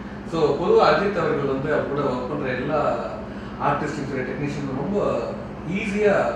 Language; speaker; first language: Tamil; native; Tamil